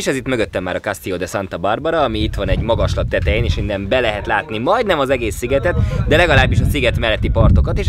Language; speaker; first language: Hungarian; native; Hungarian